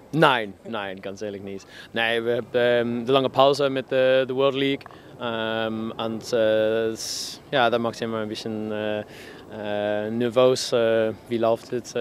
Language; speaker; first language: German; non-native, fluent; English